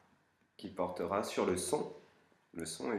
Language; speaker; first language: French; native; French